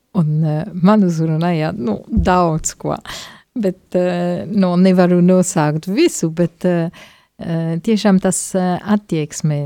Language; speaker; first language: Latvian; native; Latvian